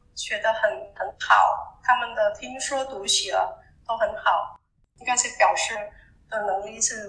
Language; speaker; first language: Chinese; non-native, fluent; Vietnamese